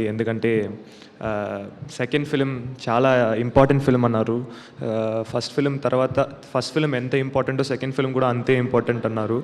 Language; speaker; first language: Telugu; non-native, learner; Tamil